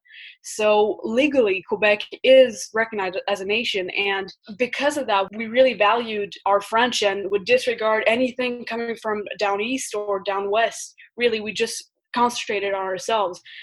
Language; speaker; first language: English; early bilingual, other home language; French